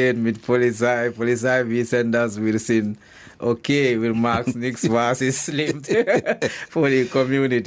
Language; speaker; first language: German; non-native, learner; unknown